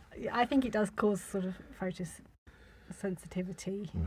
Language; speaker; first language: English; native; English